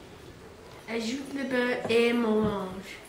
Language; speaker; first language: French; non-native, learner; English